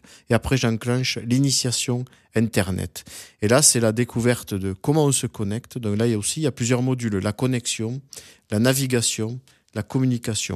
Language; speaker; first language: French; native; French